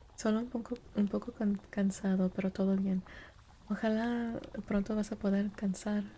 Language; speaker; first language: Spanish; non-native, learner; English